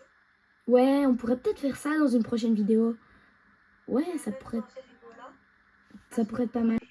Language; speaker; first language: French; native; French